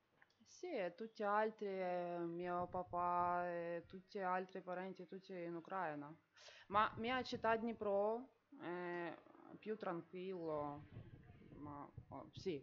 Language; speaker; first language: Italian; non-native, learner; Ukrainian